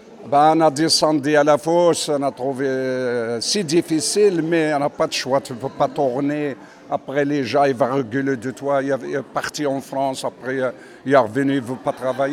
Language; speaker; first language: French; non-native, fluent; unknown